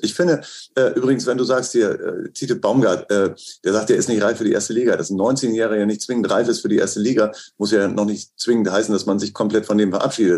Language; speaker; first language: German; native; German